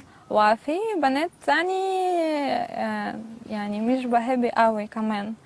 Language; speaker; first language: Arabic; non-native, learner; Russian